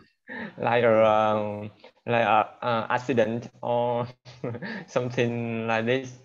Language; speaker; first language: English; non-native, learner; Vietnamese